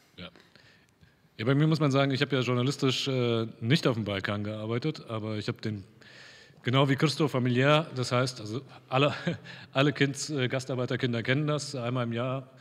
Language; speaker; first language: German; native; German